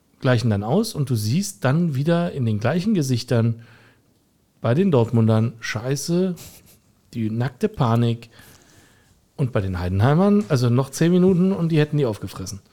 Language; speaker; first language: German; native; German